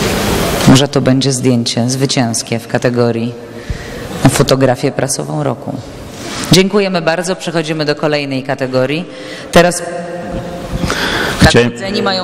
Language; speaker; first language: Polish; native; Polish